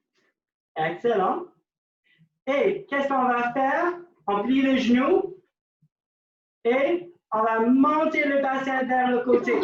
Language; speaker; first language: French; non-native, local second language; English